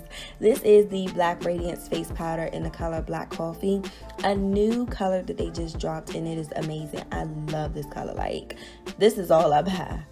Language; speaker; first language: English; native; English